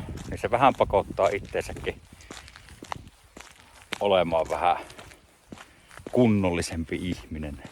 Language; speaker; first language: Finnish; native; Finnish